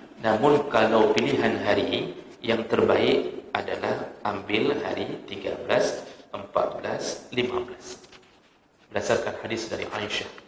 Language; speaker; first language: Malay; non-native, local second language; Achinese